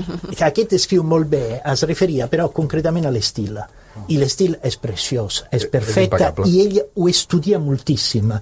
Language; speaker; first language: Italian; non-native, learner; Catalan